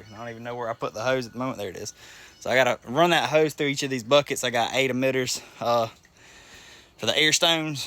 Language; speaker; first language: English; native; English